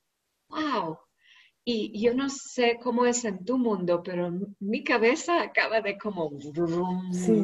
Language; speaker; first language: Spanish; non-native, learner; English